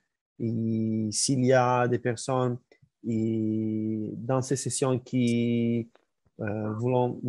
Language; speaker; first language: French; non-native, learner; Spanish